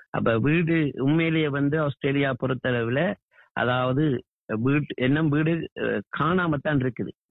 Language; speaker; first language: Tamil; native; Tamil